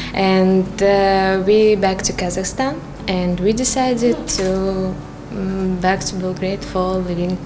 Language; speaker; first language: English; non-native, learner; Russian